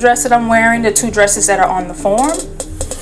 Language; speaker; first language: English; native; English